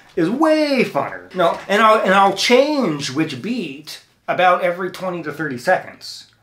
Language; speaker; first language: English; native; English